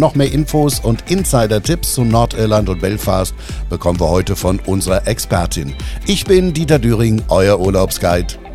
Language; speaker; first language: German; native; German